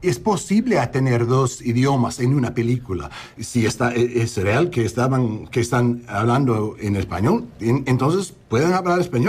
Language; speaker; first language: Spanish; non-native, learner; English